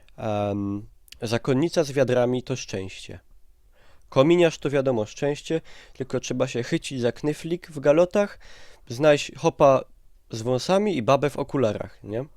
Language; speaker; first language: Polish; native; Polish